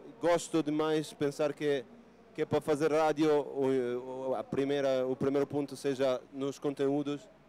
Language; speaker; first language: Portuguese; non-native, fluent; Italian